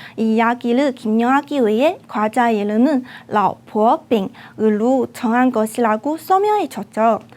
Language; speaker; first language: Korean; non-native, fluent; Chinese